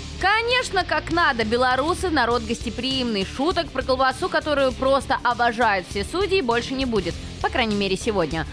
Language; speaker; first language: Russian; native; Russian